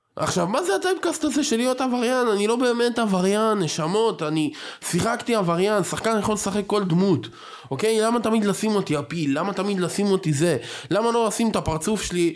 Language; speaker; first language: Hebrew; native; Hebrew